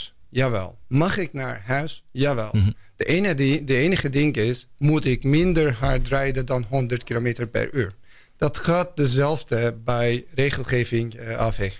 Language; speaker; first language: Dutch; non-native, fluent; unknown